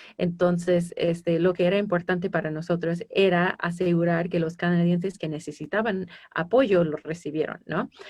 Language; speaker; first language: Spanish; non-native, fluent; English